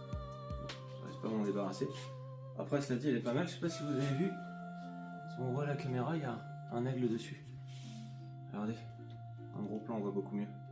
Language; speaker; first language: French; native; French